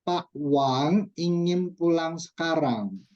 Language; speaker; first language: Indonesian; non-native, fluent; Chinese